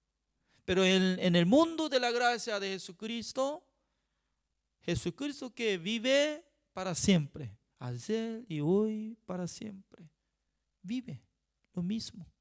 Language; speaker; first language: Spanish; non-native, fluent; Korean